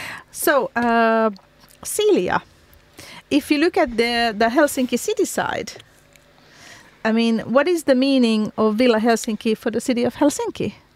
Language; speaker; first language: English; non-native, fluent; Finnish